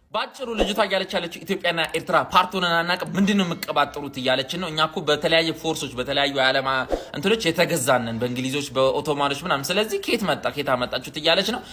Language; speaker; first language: Amharic; native; Amharic